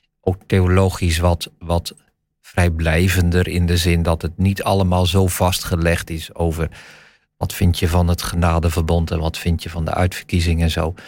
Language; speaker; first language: Dutch; native; Dutch